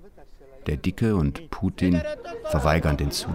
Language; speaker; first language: German; native; German